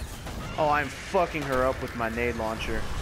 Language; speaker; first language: English; native; English